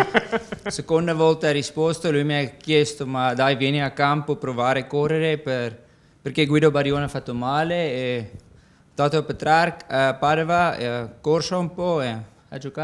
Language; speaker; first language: Italian; non-native, learner; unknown